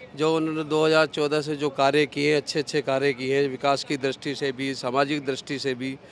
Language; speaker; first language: Hindi; native; Hindi